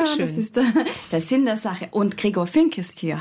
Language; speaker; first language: German; native; German